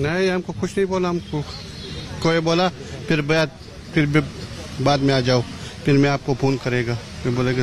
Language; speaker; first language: Hindi; non-native, learner; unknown